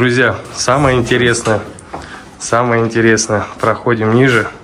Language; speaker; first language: Russian; native; Russian